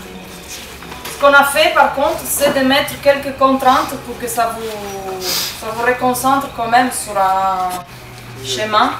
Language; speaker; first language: French; non-native, local second language; Luxembourgish